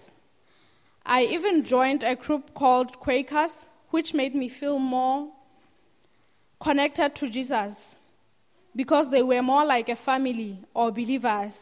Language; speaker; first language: English; non-native, local second language; Southern Sotho